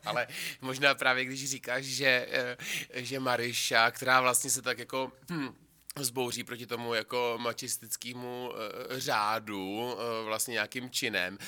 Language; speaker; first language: Czech; native; Czech